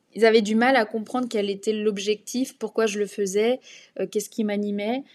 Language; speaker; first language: French; native; French